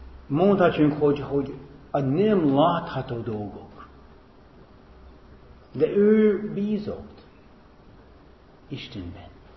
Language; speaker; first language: Hungarian; non-native, fluent; English